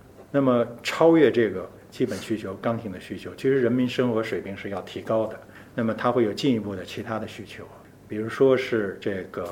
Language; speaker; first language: Chinese; native; Chinese